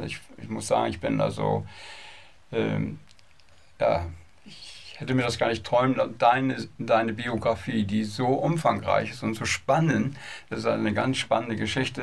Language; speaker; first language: German; native; German